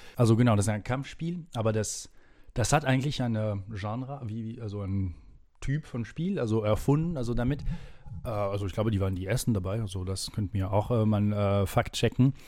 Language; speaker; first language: German; non-native, fluent; French